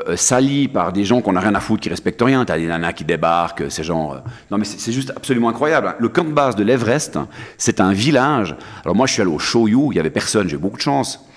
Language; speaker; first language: French; native; French